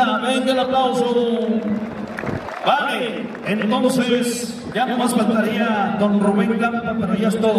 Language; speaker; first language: Spanish; native; Spanish